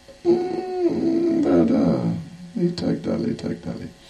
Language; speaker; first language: Russian; non-native, learner; English